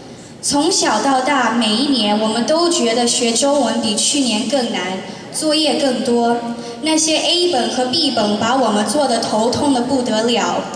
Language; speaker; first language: Chinese; early bilingual, heritage; Chinese